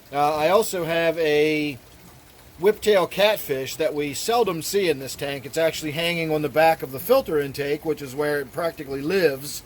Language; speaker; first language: English; native; English